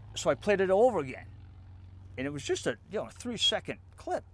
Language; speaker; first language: English; native; English